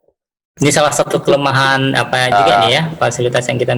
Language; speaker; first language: Indonesian; native; Indonesian